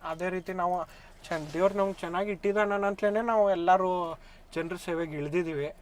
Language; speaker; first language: Kannada; native; Kannada